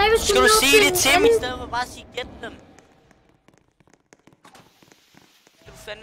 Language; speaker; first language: Danish; native; Danish